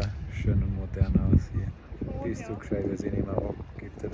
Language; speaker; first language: German; native; German